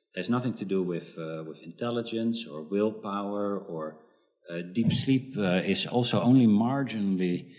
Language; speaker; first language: English; early bilingual, other home language; Dutch